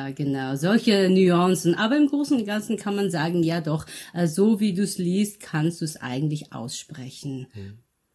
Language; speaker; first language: German; early bilingual, other home language; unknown